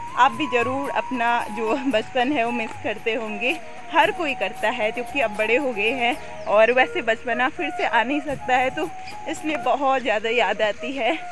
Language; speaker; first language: Hindi; native; Hindi